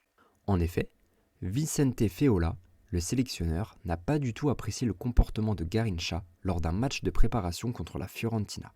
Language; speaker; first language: French; native; French